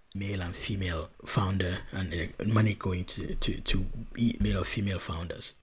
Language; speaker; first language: English; non-native, local second language; Yoruba